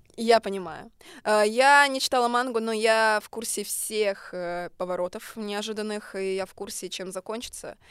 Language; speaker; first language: Russian; native; Russian